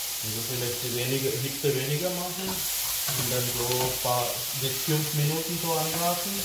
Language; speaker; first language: German; non-native, learner; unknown